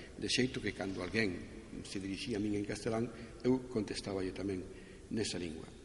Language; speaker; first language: Galician; non-native, local second language; Spanish